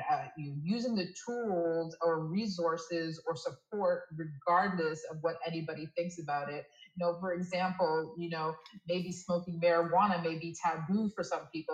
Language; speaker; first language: English; native; English